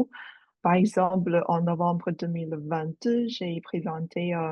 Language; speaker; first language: French; non-native, fluent; Chinese